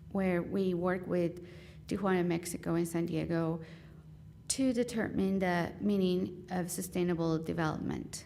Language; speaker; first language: English; non-native, fluent; Spanish